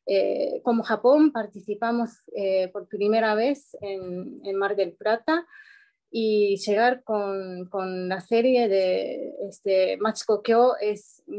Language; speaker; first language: Spanish; non-native, fluent; Japanese